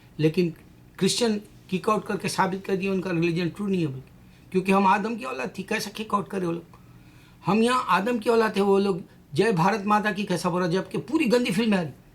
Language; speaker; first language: Urdu; native; Urdu